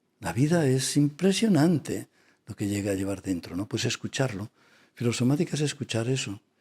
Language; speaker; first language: Spanish; non-native, local second language; Catalan